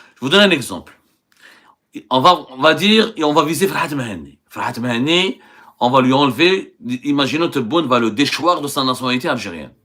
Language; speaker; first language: French; non-native, local second language; Arabic